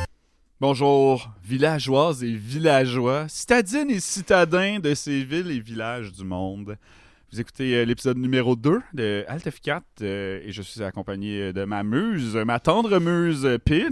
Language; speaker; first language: French; native; French